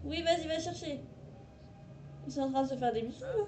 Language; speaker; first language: French; native; French